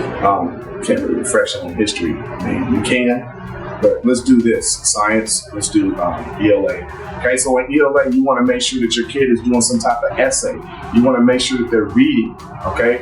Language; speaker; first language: English; native; English